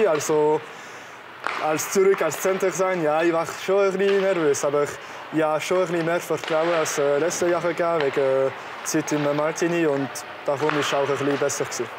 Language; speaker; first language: German; non-native, local second language; French